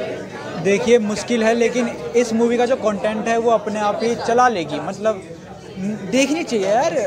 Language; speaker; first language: Hindi; native; Hindi